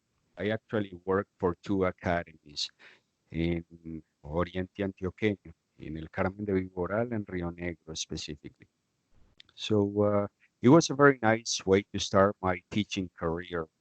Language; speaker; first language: English; non-native, fluent; Spanish